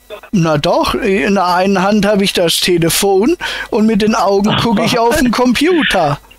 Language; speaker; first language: German; native; German